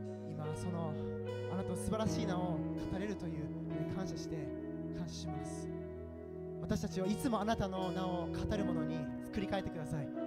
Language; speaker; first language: Japanese; native; Japanese